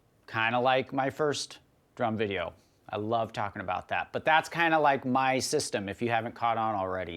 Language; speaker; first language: English; native; English